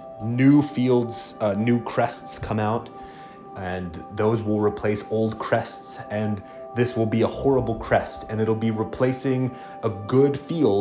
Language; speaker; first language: English; native; English